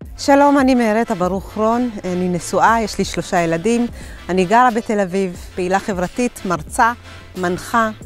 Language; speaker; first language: Hebrew; early bilingual, other home language; Amharic